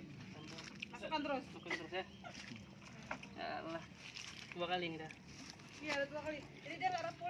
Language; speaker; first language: Indonesian; native; Indonesian